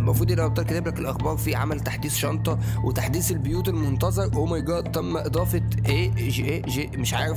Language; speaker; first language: Arabic; native; Arabic